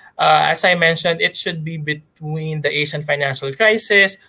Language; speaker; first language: English; non-native, local second language; Pampanga